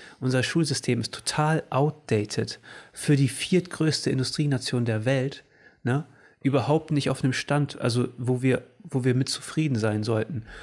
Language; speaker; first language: German; early bilingual, other home language; Portuguese